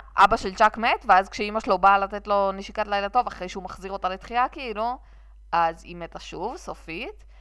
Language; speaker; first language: Hebrew; native; Hebrew